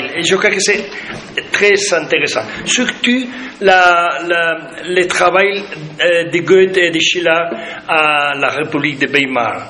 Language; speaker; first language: French; non-native, fluent; Spanish